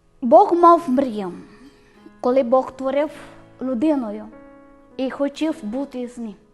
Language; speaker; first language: Ukrainian; non-native, learner; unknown